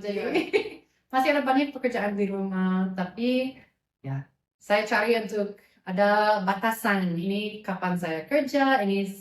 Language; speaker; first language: Indonesian; non-native, fluent; English